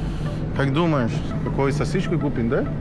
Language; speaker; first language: Russian; non-native, learner; Spanish